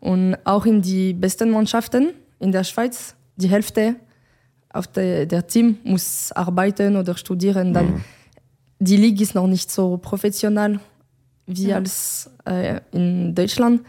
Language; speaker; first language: German; non-native, learner; French